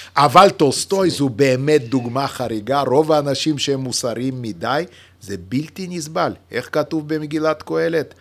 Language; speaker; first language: Hebrew; non-native, fluent; Yiddish